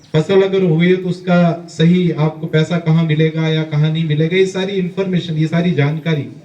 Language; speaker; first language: Hindi; native; Hindi